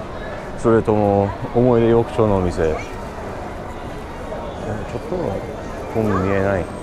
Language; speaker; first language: Japanese; non-native, learner; English